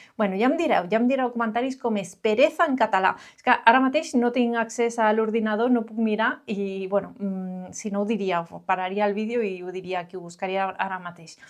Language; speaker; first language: Catalan; non-native, local second language; Spanish